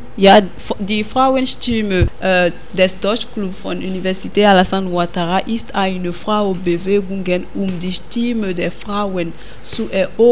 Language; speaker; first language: German; non-native, learner; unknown